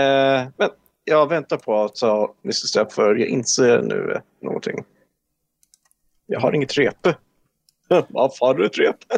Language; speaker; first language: Swedish; non-native, fluent; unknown